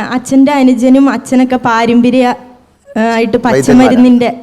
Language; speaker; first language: Malayalam; native; Malayalam